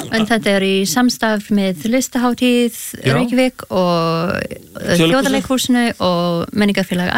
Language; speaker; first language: Icelandic; non-native, learner; English